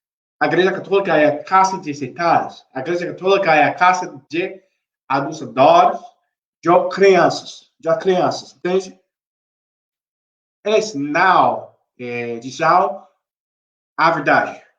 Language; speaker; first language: Portuguese; non-native, learner; English